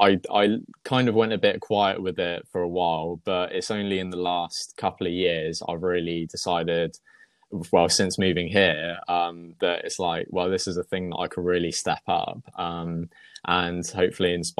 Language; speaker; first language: English; native; English